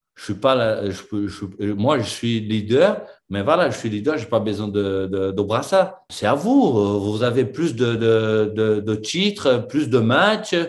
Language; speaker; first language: French; non-native, fluent; Portuguese